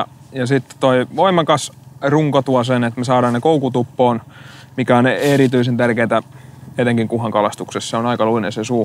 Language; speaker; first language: Finnish; native; Finnish